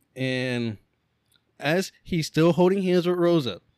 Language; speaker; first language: English; native; English